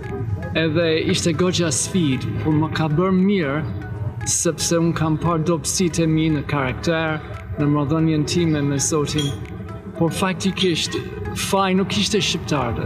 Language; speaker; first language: Albanian; non-native, learner; English